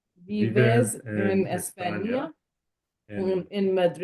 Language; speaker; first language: Spanish; non-native, learner; English